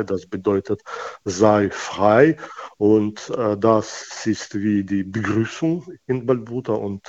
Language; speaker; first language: German; non-native, fluent; Russian